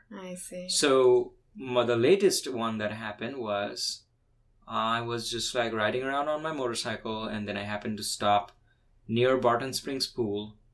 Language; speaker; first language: English; non-native, local second language; Bangla